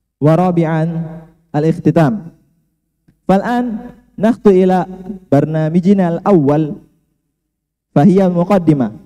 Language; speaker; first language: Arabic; non-native, learner; Indonesian